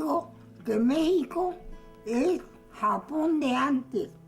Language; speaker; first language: Spanish; non-native, learner; Japanese